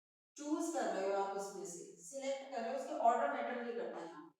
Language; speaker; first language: Hindi; native; Hindi